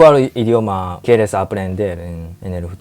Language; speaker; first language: Spanish; non-native, learner; Japanese